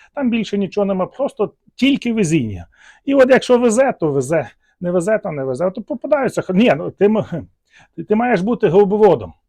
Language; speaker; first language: Ukrainian; native; Ukrainian